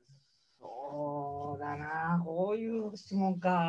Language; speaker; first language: Japanese; native; Japanese